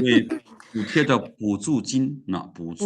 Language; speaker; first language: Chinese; non-native, fluent; Lao